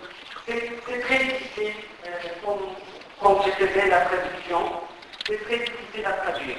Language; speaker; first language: French; non-native, fluent; Turkish